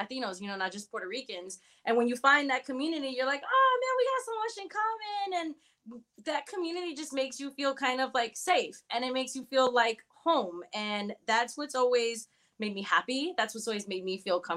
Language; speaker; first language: English; early bilingual, other home language; Spanish